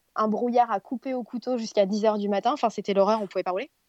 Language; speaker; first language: French; native; French